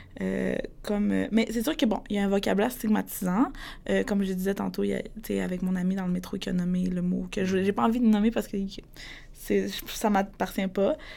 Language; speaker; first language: French; early bilingual, other home language; Spanish